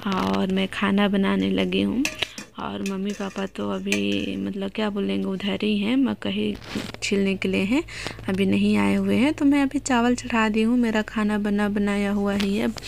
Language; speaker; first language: Hindi; native; Hindi